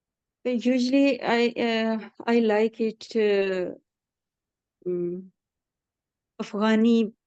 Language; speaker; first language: English; non-native, learner; Urdu